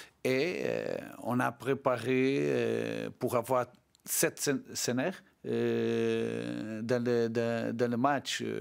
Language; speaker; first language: French; non-native, learner; Portuguese